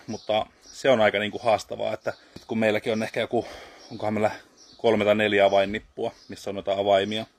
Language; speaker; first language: Finnish; native; Finnish